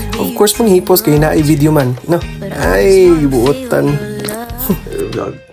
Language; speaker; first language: Cebuano; native; Cebuano